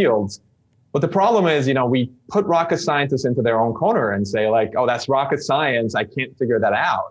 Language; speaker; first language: English; non-native, fluent; Turkish